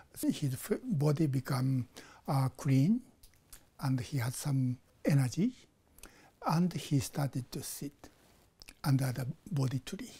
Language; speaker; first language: English; non-native, fluent; Japanese